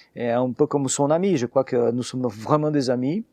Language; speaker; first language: French; non-native, fluent; Portuguese